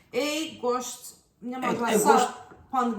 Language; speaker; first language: Portuguese; early bilingual, heritage; Portuguese